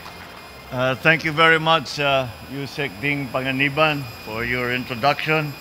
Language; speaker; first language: English; non-native, local second language; Filipino